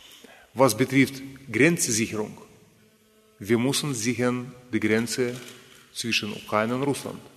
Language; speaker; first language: German; non-native, fluent; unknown